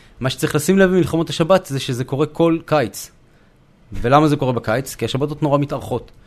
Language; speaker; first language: Hebrew; native; Hebrew